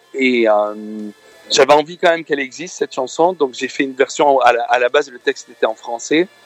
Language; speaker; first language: French; native; French